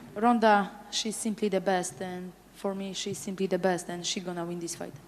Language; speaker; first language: English; non-native, fluent; Polish